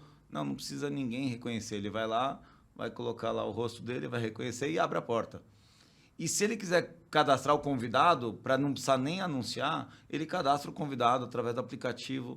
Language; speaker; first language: Portuguese; native; Portuguese